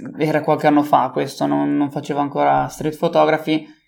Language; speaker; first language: Italian; native; Italian